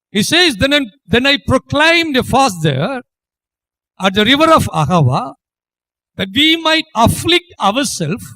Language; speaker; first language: English; non-native, local second language; Tamil